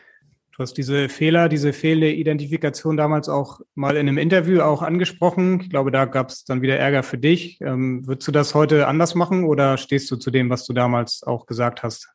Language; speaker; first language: German; native; German